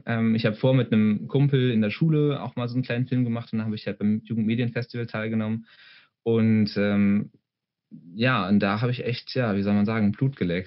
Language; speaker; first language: German; native; German